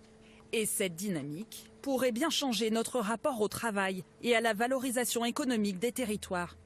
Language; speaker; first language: French; native; French